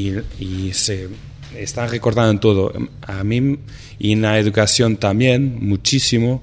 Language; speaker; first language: Spanish; non-native, fluent; Portuguese